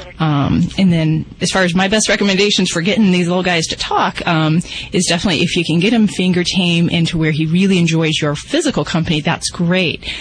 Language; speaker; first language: English; native; English